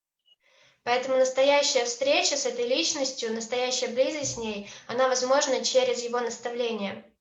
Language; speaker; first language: Russian; native; Russian